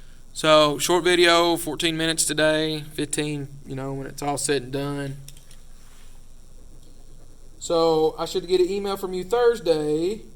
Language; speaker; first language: English; native; English